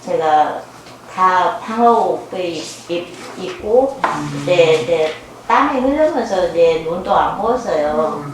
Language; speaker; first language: Korean; non-native, learner; Vietnamese